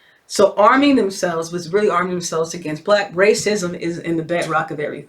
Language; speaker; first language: English; native; English